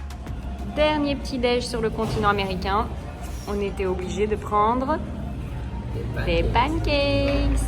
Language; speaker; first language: French; native; French